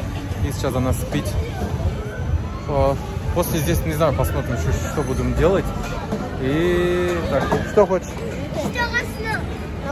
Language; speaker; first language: Russian; non-native, learner; Turkish